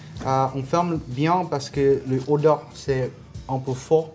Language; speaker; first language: French; non-native, learner; Korean